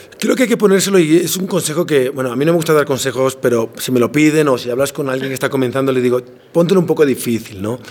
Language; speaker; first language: Spanish; native; Spanish